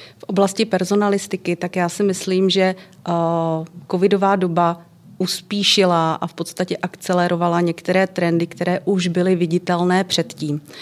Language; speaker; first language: Czech; native; Czech